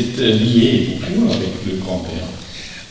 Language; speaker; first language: French; non-native, learner; German